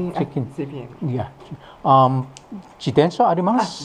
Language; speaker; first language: Japanese; non-native, learner; English